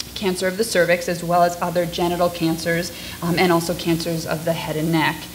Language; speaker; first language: English; native; English